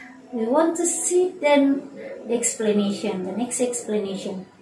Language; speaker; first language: English; non-native, learner; Indonesian